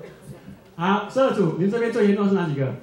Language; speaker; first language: Chinese; native; Chinese